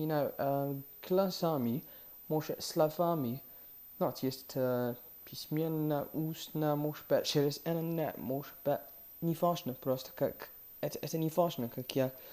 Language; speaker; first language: Russian; non-native, fluent; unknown